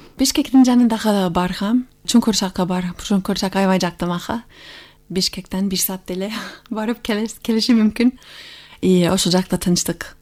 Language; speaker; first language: Kyrgyz; non-native, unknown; English